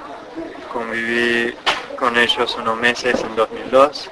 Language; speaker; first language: Spanish; non-native, fluent; English